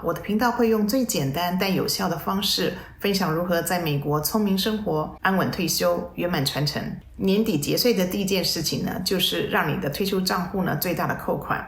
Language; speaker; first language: Chinese; native; Chinese